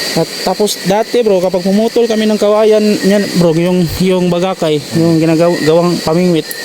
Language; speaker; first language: Filipino; native; Filipino